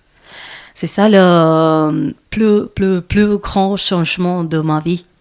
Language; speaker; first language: French; non-native, learner; Malayalam